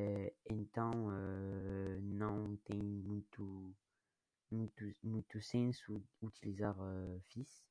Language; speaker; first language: Portuguese; non-native, learner; French